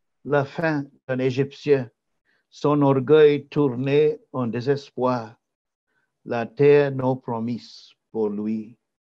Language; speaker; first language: French; non-native, fluent; Tamil